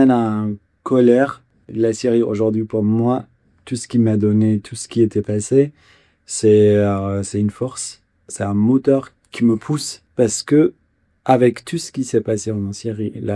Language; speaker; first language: French; non-native, fluent; Kurdish